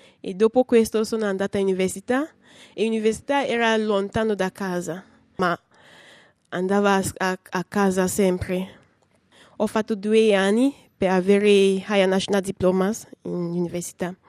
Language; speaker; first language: Italian; non-native, learner; English